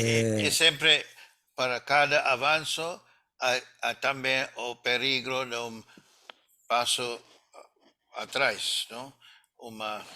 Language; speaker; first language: Portuguese; non-native, fluent; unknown